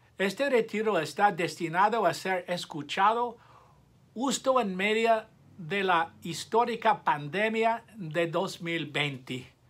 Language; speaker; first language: Spanish; non-native, fluent; English